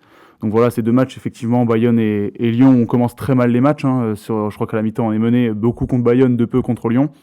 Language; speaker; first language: French; native; French